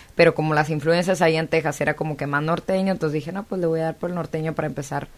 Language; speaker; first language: Spanish; native; Spanish